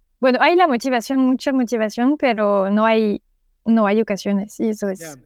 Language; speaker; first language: Spanish; non-native, learner; French